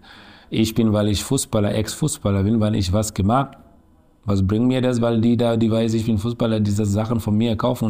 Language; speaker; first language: German; non-native, learner; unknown